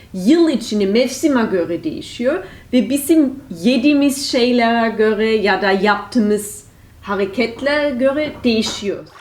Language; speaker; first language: Turkish; non-native, fluent; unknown